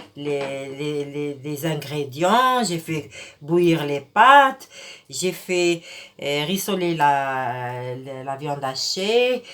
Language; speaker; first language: French; non-native, local second language; Arabic